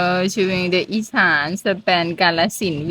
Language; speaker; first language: French; non-native, learner; Thai